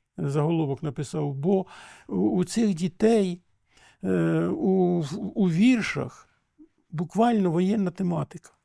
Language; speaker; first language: Ukrainian; native; Ukrainian